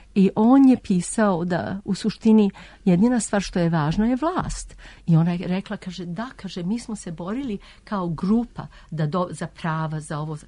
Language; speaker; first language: Serbian; early bilingual, heritage; Serbian